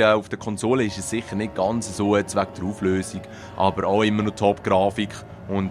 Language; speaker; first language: German; native; German